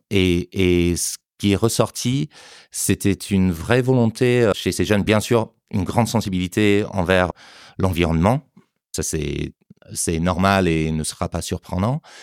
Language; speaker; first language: French; non-native, fluent; English